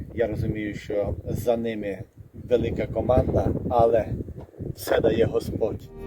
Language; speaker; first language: Ukrainian; non-native, local second language; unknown